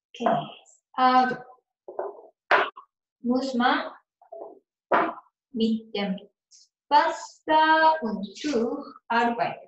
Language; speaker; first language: German; non-native, learner; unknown